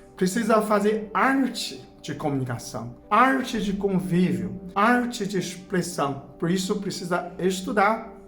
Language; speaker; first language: Portuguese; non-native, fluent; Chinese